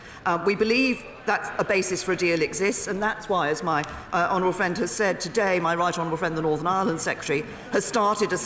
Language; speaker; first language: English; native; English